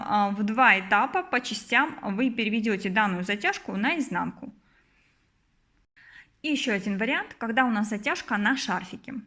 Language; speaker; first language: Russian; native; Russian